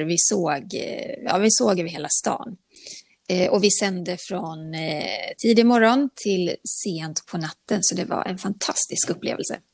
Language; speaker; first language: Swedish; native; Swedish